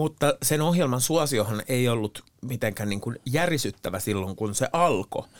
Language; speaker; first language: Finnish; native; Finnish